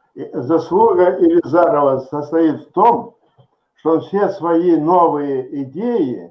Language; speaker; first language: Russian; native; Russian